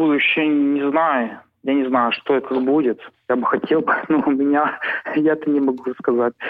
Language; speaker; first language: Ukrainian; non-native, local second language; Russian